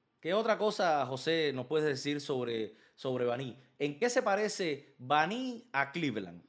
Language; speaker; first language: Spanish; native; Spanish